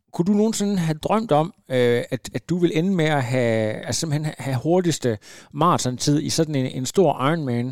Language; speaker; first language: Danish; native; Danish